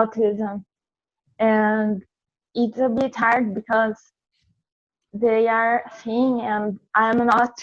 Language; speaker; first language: English; non-native, fluent; Portuguese